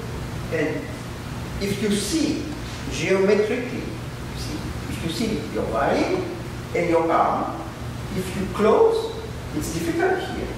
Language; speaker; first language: English; non-native, learner; French